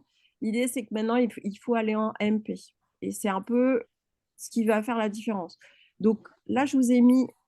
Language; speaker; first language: French; native; French